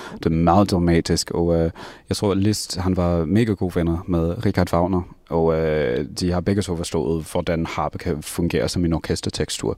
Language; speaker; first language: Danish; non-native, fluent; English